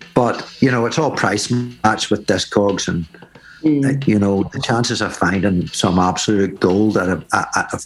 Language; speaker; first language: English; native; English